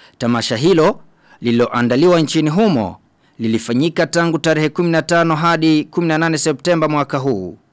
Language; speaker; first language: Swahili; non-native, local second language; Rundi